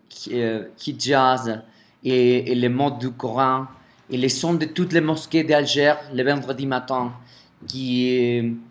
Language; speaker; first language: French; non-native, fluent; Spanish